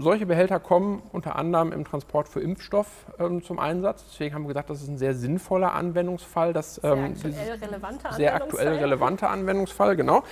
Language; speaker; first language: German; native; German